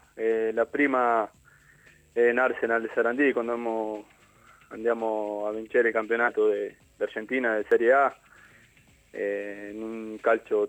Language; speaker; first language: Italian; non-native, learner; Spanish